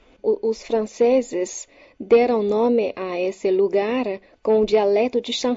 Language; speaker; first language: Portuguese; non-native, fluent; Chinese